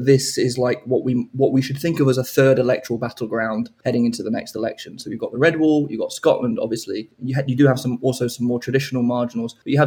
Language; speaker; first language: English; native; English